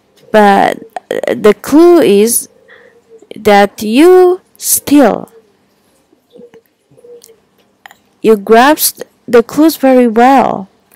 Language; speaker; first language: English; non-native, fluent; Indonesian